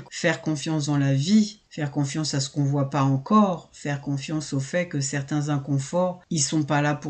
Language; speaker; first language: French; native; French